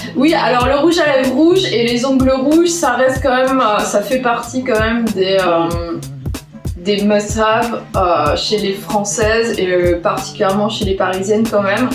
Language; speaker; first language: French; native; French